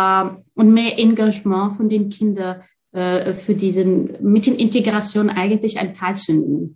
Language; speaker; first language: German; non-native, fluent; Arabic